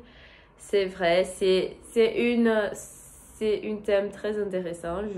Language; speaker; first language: French; non-native, learner; Portuguese